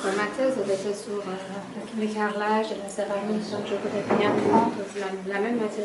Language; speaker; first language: French; non-native, fluent; Persian